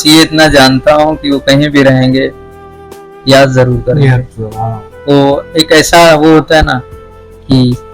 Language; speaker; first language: Hindi; native; Hindi